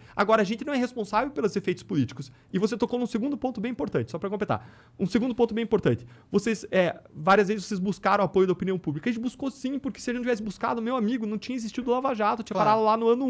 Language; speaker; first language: Portuguese; native; Portuguese